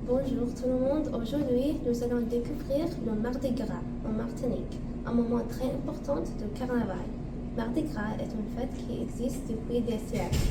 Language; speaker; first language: French; non-native, learner; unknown